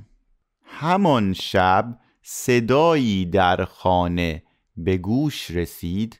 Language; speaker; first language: Persian; native; Persian